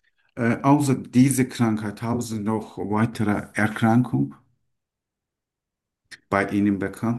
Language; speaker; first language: German; non-native, learner; Turkish